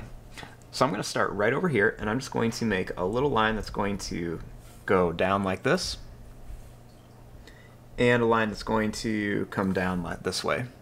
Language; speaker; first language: English; native; English